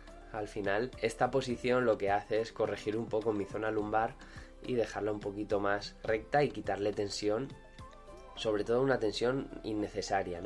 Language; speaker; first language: Spanish; native; Spanish